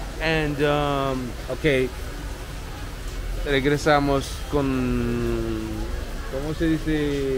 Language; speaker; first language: Spanish; non-native, learner; English